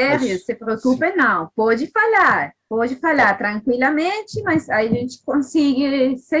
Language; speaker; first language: Portuguese; non-native, fluent; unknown